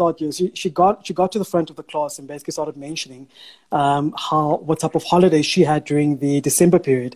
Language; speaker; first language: English; non-native, local second language; Afrikaans